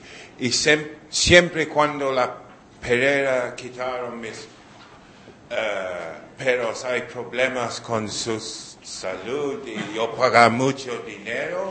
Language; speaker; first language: Spanish; non-native, learner; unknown